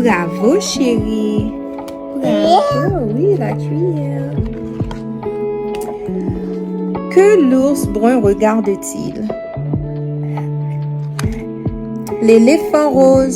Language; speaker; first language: French; non-native, local second language; Haitian Creole